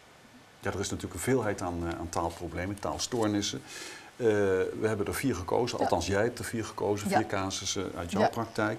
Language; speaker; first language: Dutch; native; Dutch